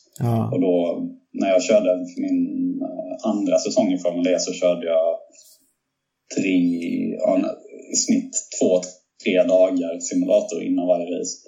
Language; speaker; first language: Swedish; native; Swedish